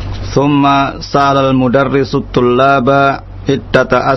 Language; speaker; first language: Arabic; non-native, learner; Indonesian